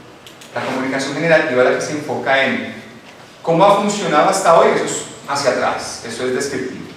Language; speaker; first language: Spanish; native; Spanish